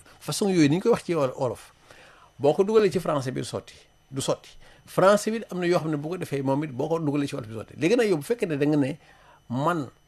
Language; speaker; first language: Wolof; non-native, local second language; Serer